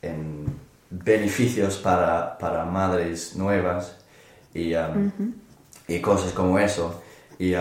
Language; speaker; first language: Spanish; non-native, learner; English